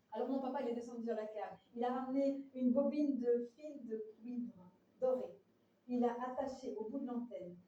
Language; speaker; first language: French; native; French